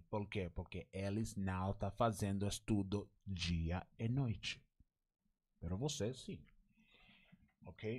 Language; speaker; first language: Portuguese; non-native, learner; Spanish